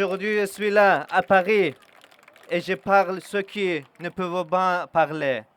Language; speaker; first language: French; non-native, learner; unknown